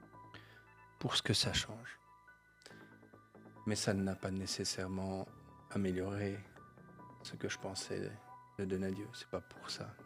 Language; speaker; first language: French; native; French